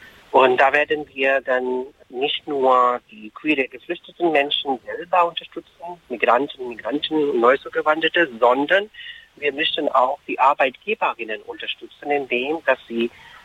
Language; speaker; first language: German; non-native, fluent; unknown